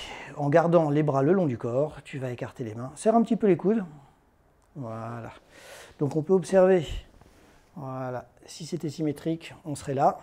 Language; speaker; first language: French; native; French